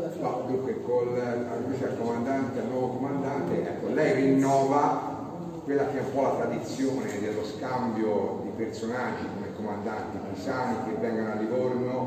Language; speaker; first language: Italian; native; Italian